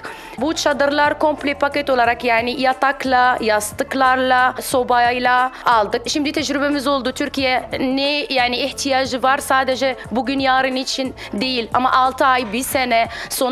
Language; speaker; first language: Turkish; non-native, fluent; Arabic